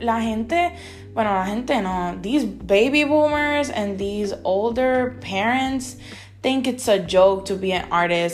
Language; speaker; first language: English; early bilingual, other home language; Spanish